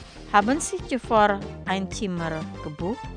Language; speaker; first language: German; non-native, fluent; Indonesian